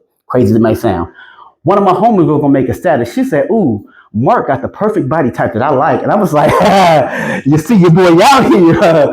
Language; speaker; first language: English; native; English